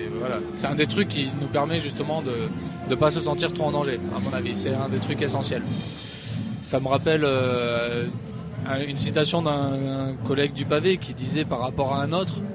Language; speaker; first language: French; native; French